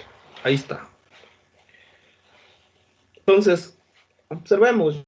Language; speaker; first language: Spanish; native; Spanish